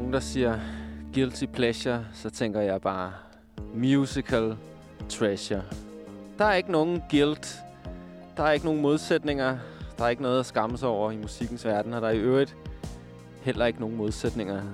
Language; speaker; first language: Danish; native; Danish